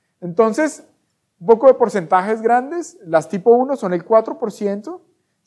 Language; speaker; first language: Spanish; native; Spanish